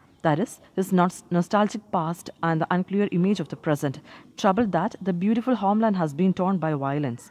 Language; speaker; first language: English; non-native, local second language; Malayalam